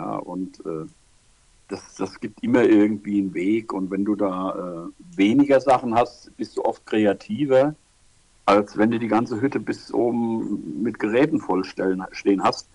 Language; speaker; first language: German; native; German